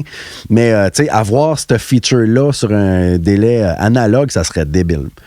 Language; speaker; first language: French; native; French